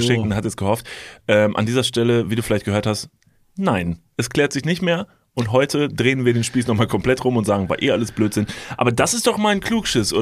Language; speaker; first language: German; native; German